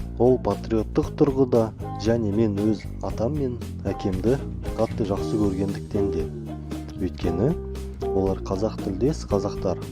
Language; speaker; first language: Kazakh; non-native, local second language; Russian